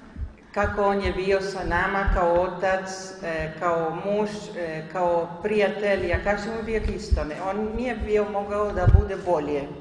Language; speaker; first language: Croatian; early bilingual, heritage; Spanish